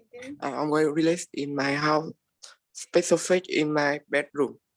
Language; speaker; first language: English; non-native, learner; Vietnamese